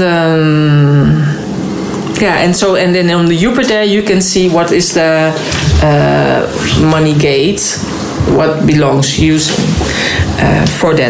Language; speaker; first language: English; non-native, fluent; Dutch